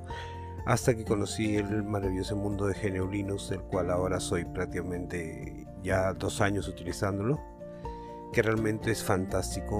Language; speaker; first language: Spanish; native; Spanish